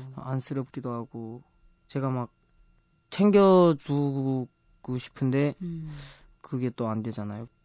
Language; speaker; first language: Korean; early bilingual, heritage; Korean